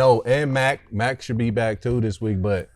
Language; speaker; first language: English; native; English